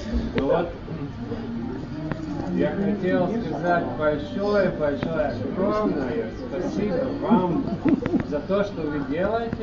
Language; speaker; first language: Russian; non-native, fluent; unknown